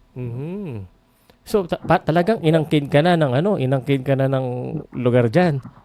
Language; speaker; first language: Filipino; native; Filipino